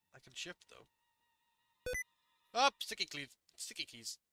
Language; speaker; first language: English; native; English